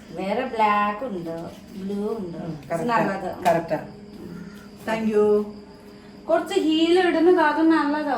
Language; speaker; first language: Malayalam; non-native, learner; Nepali